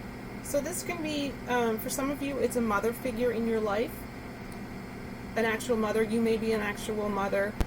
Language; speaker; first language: English; native; English